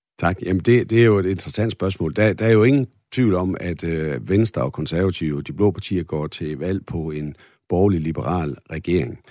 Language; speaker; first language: Danish; native; Danish